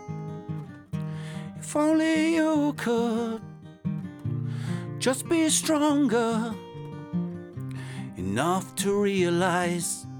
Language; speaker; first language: English; native; English